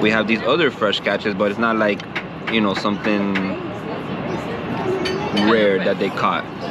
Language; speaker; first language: English; early bilingual, other home language; Spanish